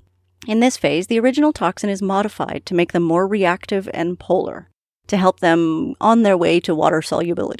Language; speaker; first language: English; native; English